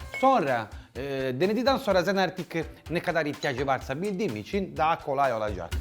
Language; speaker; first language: Turkish; non-native, learner; Italian